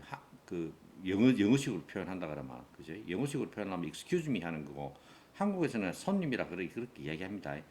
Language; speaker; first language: Korean; native; Korean